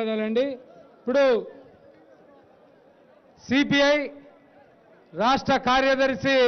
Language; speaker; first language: Telugu; native; Telugu